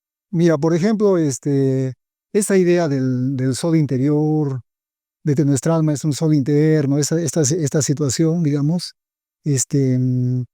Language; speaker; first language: Spanish; native; Spanish